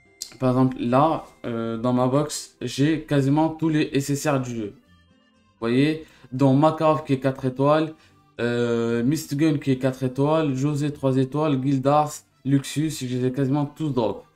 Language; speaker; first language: French; native; French